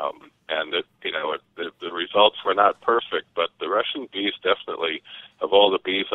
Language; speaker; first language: English; native; English